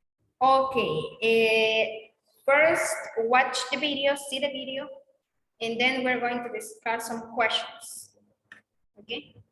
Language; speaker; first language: English; non-native, learner; Spanish